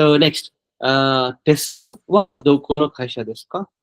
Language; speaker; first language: Japanese; non-native, learner; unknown